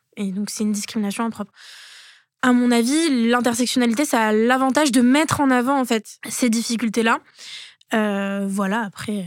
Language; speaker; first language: French; native; French